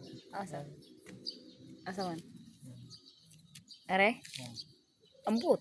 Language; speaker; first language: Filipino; non-native, local second language; Cebuano